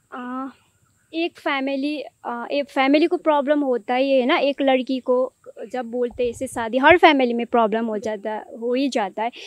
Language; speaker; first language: Hindi; non-native, local second language; Nepali